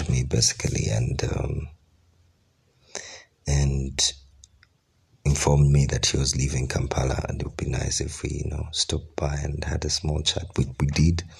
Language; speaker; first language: English; non-native, local second language; Ganda